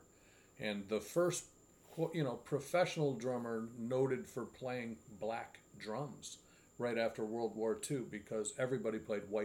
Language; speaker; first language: English; native; English